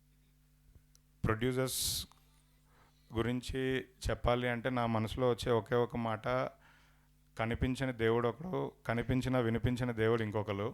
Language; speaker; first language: Telugu; native; Telugu